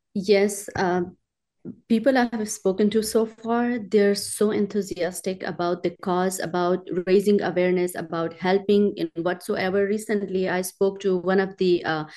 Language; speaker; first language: English; non-native, local second language; Urdu